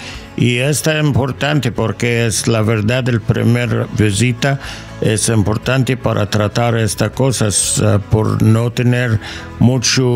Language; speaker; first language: Spanish; non-native, learner; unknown